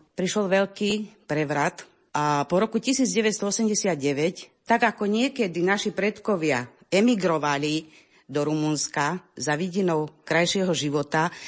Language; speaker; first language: Slovak; early bilingual, heritage; Slovak